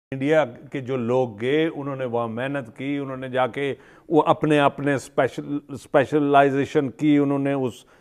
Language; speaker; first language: Hindi; native; Hindi